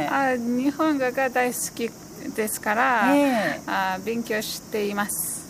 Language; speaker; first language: Japanese; non-native, learner; Uzbek